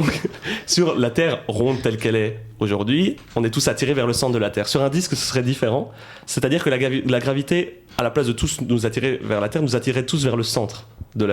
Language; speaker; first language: French; native; French